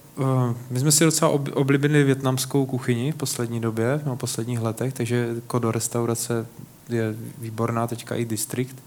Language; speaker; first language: Czech; native; Czech